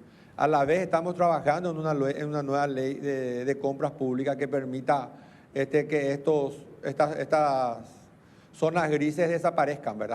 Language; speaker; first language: Spanish; native; Spanish